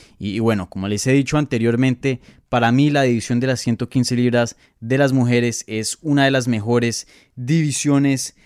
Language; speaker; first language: Spanish; native; Spanish